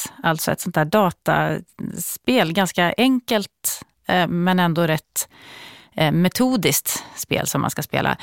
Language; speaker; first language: Swedish; native; Swedish